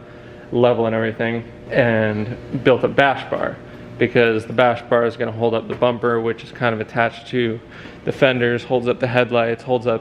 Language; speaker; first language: English; native; English